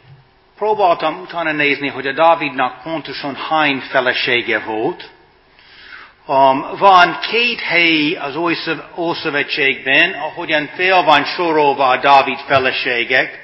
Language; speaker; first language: Hungarian; non-native, fluent; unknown